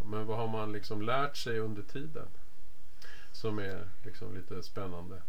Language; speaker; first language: Swedish; native; Swedish